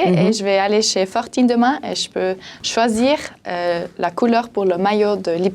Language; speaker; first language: French; non-native, local second language; German